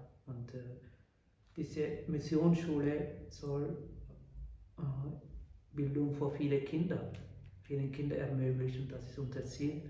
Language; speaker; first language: German; non-native, fluent; Malayalam